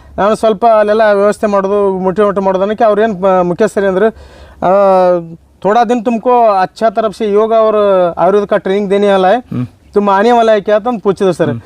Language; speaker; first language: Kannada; non-native, local second language; Marathi